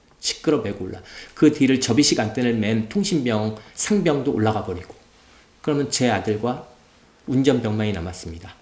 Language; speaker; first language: Korean; native; Korean